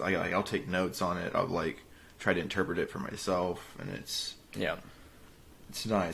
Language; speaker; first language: English; native; English